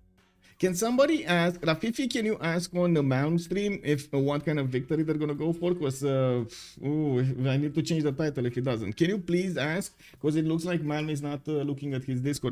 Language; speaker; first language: English; non-native, fluent; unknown